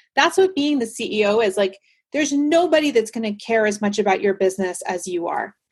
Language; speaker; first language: English; early bilingual, other home language; Spanish